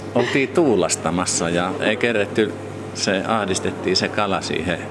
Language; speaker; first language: Finnish; native; Finnish